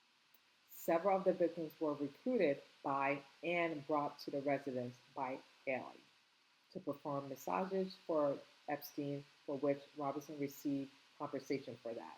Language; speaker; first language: English; native; English